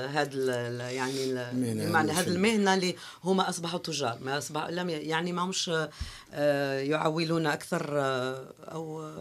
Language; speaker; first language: Arabic; non-native, local second language; Kabyle